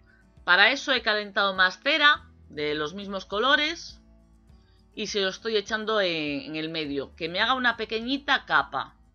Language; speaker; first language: Spanish; native; Spanish